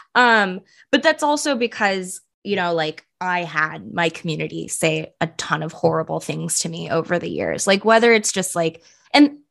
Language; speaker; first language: English; early bilingual, other home language; Punjabi